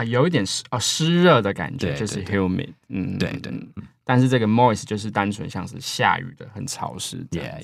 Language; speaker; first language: Chinese; native; Chinese